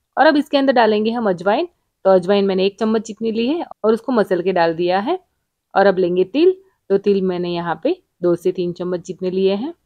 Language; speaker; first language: Hindi; non-native, local second language; Gujarati